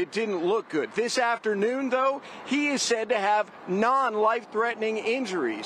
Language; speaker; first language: English; native; English